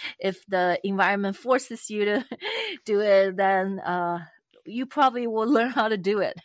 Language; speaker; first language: English; non-native, fluent; Chinese